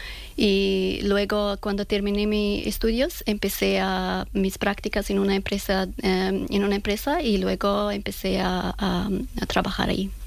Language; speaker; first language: Spanish; non-native, learner; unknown